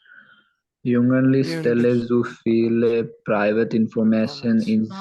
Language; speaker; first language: German; non-native, learner; Malayalam